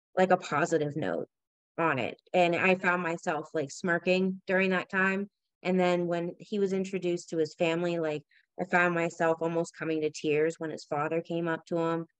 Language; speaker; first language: English; native; English